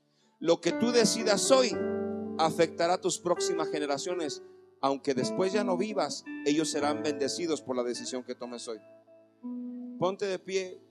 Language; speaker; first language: Spanish; native; Spanish